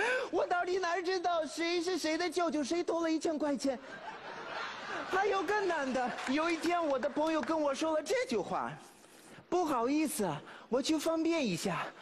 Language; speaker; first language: Chinese; non-native, fluent; Russian